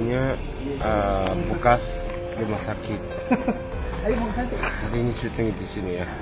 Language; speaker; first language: Indonesian; non-native, learner; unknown